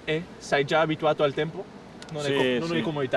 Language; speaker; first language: Italian; non-native, learner; Dutch